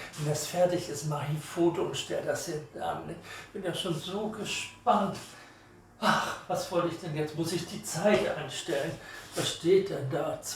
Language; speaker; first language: German; native; German